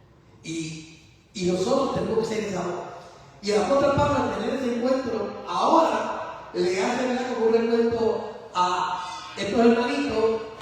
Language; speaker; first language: Spanish; native; Spanish